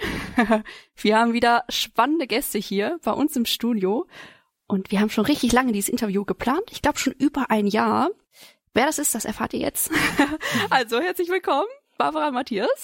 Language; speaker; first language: German; native; German